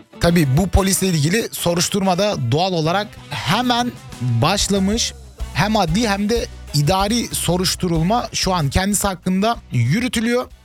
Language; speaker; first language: Turkish; early bilingual, heritage; Turkish